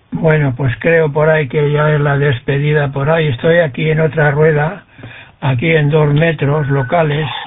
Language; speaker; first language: Spanish; native; Spanish